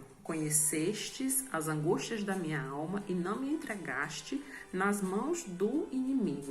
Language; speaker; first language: Portuguese; native; Portuguese